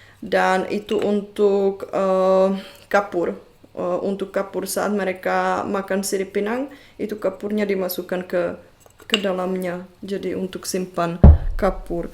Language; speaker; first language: Indonesian; non-native, fluent; Czech